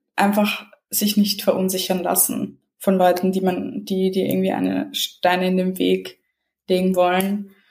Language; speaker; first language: German; early bilingual, other home language; Serbian